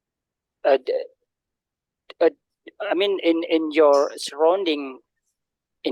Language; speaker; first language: English; non-native, learner; Indonesian